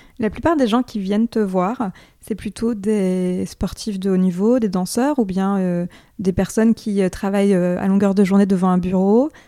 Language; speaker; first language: French; native; French